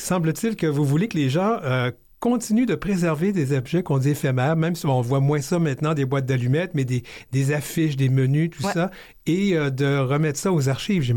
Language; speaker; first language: French; native; French